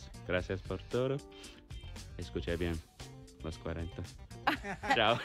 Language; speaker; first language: Spanish; non-native, learner; English